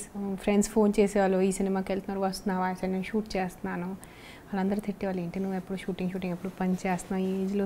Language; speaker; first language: Telugu; non-native, local second language; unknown